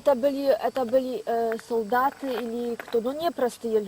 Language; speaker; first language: Russian; non-native, learner; Polish